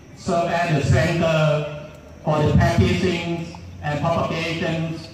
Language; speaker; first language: English; non-native, fluent; Thai